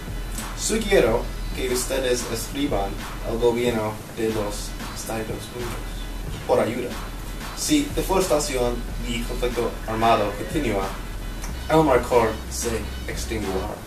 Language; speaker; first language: Spanish; non-native, learner; English